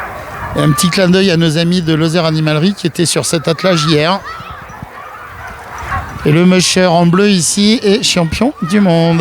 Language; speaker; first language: French; native; French